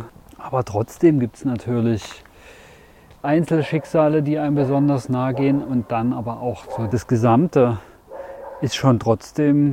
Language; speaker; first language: German; native; German